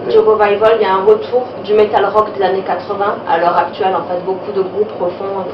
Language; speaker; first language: French; native; French